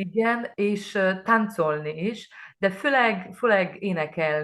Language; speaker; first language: Hungarian; non-native, learner; Polish